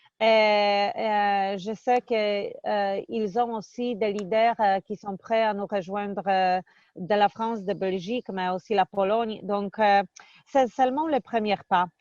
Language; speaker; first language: French; non-native, fluent; Polish